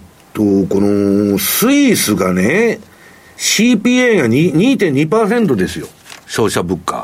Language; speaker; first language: Japanese; native; Japanese